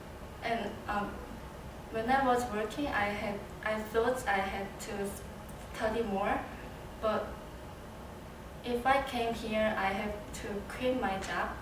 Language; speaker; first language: English; non-native, learner; Korean